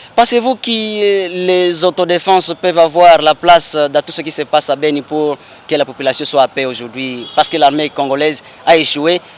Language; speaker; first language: French; non-native, local second language; Swahili